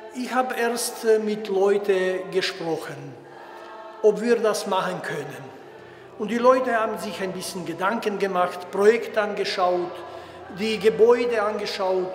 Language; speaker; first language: German; non-native, local second language; Croatian